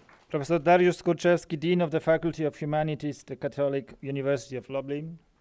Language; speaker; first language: English; non-native, fluent; Polish